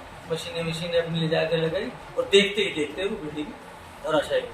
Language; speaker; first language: Hindi; native; Hindi